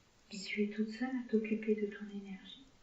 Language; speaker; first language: French; native; French